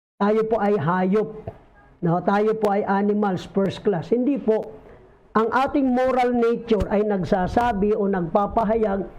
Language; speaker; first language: Filipino; non-native, local second language; Bikol